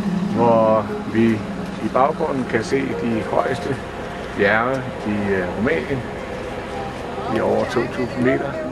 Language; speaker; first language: Danish; native; Danish